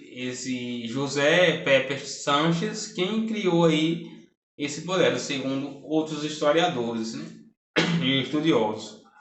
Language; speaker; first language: Portuguese; native; Portuguese